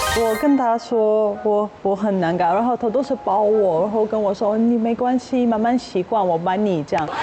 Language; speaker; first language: Chinese; non-native, fluent; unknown